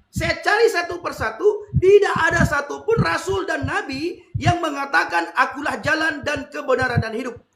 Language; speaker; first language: Indonesian; non-native, local second language; Achinese